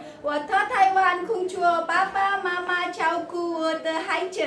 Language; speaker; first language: Chinese; non-native, learner; Indonesian